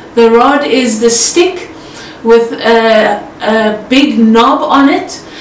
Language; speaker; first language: English; non-native, local second language; Afrikaans